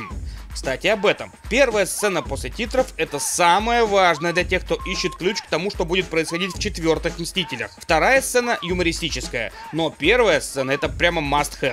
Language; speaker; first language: Russian; native; Russian